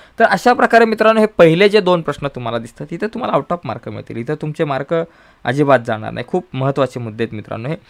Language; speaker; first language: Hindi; non-native, local second language; Marathi